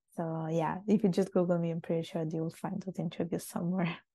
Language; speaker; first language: English; non-native, fluent; Italian